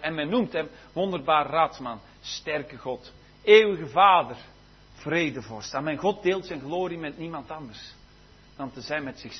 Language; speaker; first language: Dutch; native; Dutch